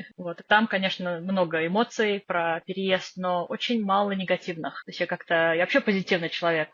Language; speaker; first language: Russian; native; Russian